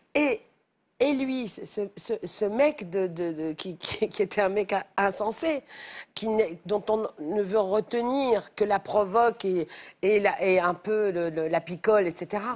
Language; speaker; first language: French; native; French